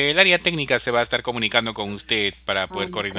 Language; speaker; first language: Spanish; native; Spanish